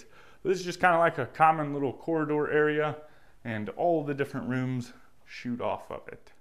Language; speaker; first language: English; native; English